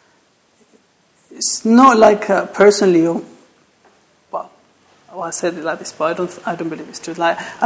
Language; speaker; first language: English; non-native, fluent; Spanish